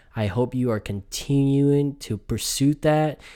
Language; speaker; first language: English; early bilingual, other home language; Vietnamese